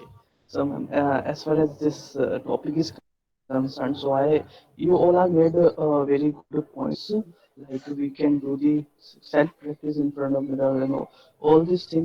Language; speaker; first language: English; non-native, learner; Hindi